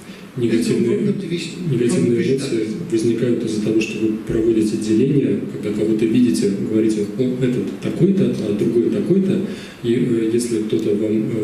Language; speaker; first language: Russian; native; Russian